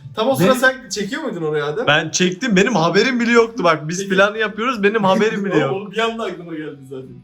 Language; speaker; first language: Turkish; native; Turkish